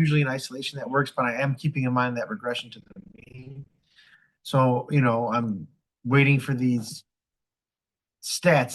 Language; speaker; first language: English; native; English